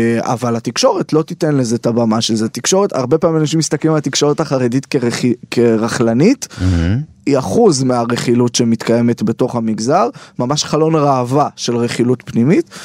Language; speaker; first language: Hebrew; native; Hebrew